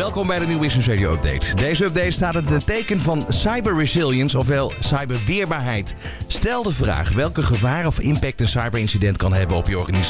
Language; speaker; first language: Dutch; native; Dutch